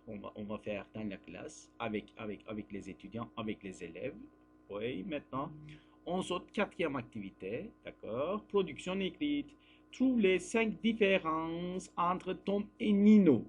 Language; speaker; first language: French; non-native, fluent; Turkish